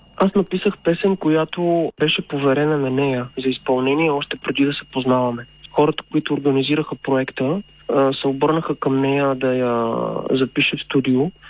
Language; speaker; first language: Bulgarian; native; Bulgarian